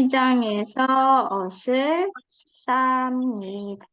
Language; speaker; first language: Korean; non-native, fluent; Indonesian